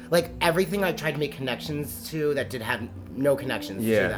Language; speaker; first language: English; native; English